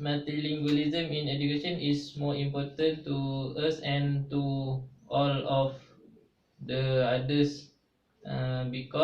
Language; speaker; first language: English; non-native, local second language; Malay